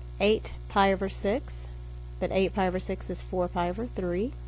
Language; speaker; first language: English; native; English